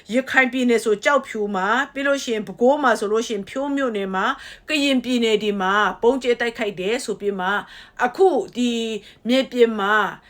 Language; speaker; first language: Burmese; native; Burmese